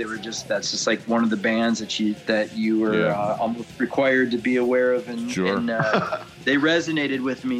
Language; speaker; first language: English; native; English